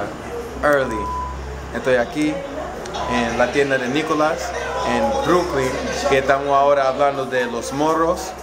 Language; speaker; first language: Spanish; non-native, learner; English